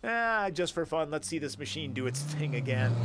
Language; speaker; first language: English; native; English